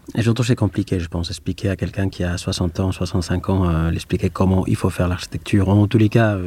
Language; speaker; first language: French; non-native, fluent; Spanish